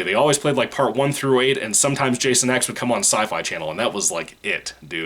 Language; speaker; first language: English; native; English